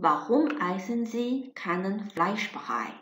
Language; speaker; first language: German; non-native, fluent; Chinese